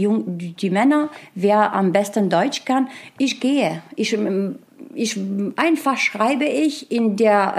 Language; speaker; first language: German; non-native, learner; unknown